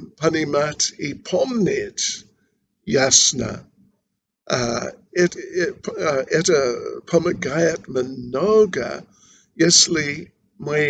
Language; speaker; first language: Russian; non-native, learner; English